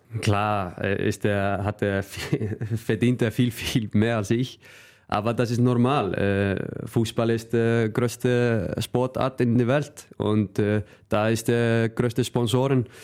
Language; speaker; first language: German; non-native, fluent; Icelandic